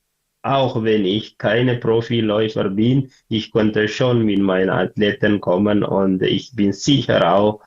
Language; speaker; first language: German; non-native, learner; Tigrinya